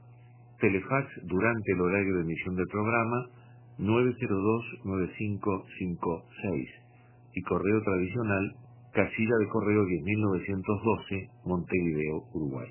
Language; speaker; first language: Spanish; native; Spanish